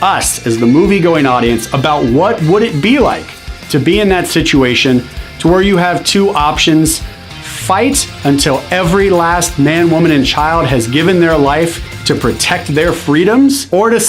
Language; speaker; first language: English; native; English